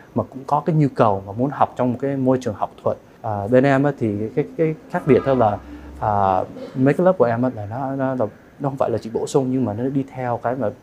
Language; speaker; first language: Vietnamese; early bilingual, heritage; Vietnamese